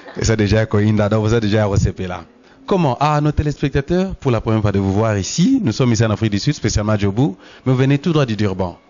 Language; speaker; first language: French; non-native, local second language; Lingala